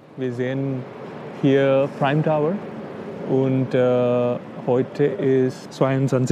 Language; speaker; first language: German; non-native, fluent; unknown